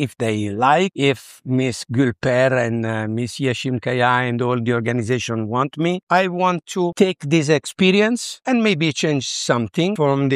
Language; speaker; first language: English; non-native, learner; Italian